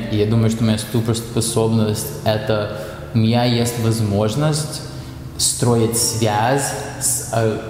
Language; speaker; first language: Russian; non-native, fluent; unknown